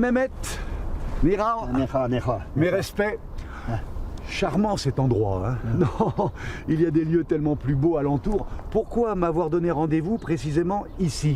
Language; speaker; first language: French; native; French